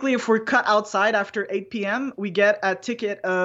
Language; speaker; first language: English; non-native, fluent; French